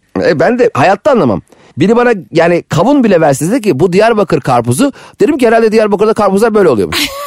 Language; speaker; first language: Turkish; native; Turkish